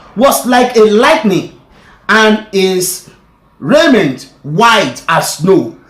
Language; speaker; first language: English; non-native, local second language; Yoruba